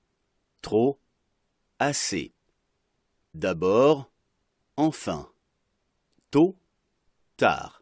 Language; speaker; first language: French; non-native, fluent; Arabic